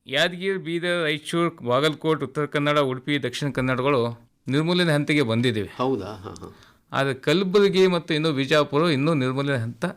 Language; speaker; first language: Kannada; native; Kannada